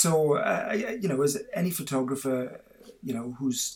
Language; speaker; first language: English; native; English